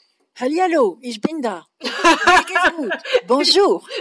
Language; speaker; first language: German; non-native, learner; French